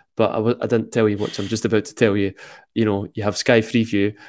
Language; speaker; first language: English; native; English